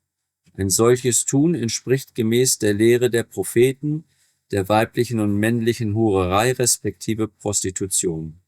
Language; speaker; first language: German; native; German